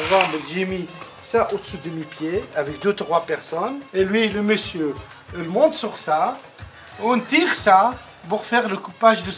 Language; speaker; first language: French; non-native, fluent; Arabic